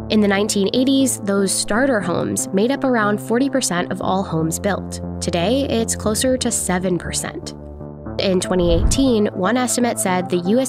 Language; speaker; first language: English; native; English